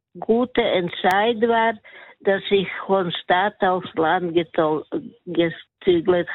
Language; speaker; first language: German; non-native, learner; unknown